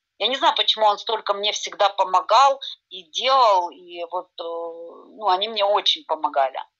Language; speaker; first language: Russian; native; Russian